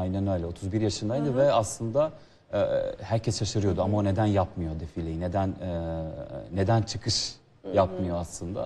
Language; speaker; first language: Turkish; non-native, fluent; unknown